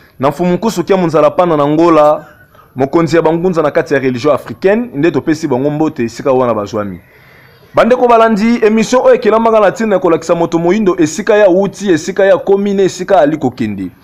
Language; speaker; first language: Lingala; non-native, local second language; Kongo